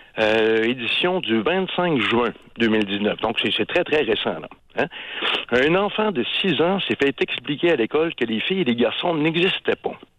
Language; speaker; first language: French; native; French